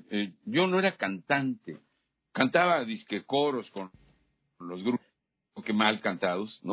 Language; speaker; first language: Spanish; native; Spanish